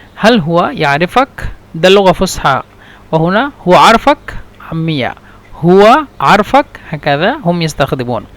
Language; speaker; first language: Egyptian Arabic; non-native, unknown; Bangla